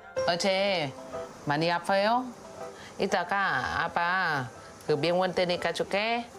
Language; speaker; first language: Korean; non-native, learner; Vietnamese